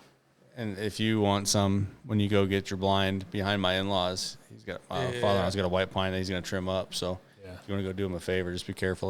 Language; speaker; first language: English; native; English